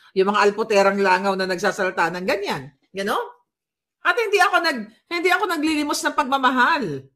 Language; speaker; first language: Filipino; non-native, local second language; Hiligaynon